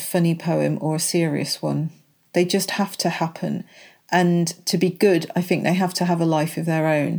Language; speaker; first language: English; native; English